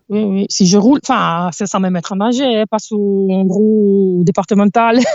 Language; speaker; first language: French; non-native, fluent; Italian